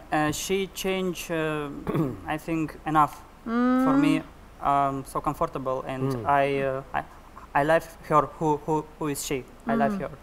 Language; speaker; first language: English; non-native, learner; Russian